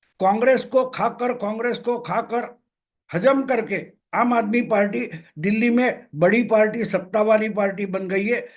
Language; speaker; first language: Hindi; non-native, local second language; Marathi